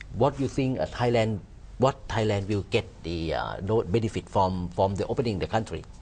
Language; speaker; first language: English; non-native, learner; Thai